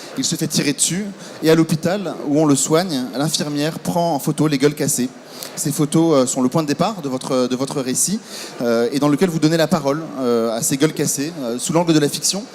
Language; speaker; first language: French; native; French